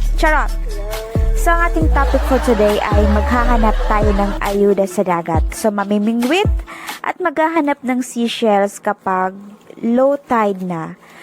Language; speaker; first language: Filipino; non-native, local second language; Cebuano